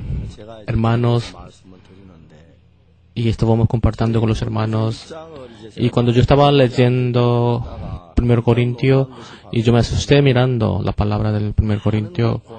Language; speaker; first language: Spanish; non-native, fluent; Korean